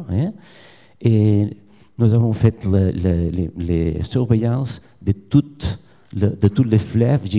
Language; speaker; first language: French; non-native, learner; Catalan